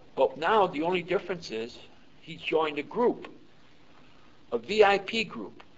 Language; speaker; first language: English; early bilingual, other home language; Yiddish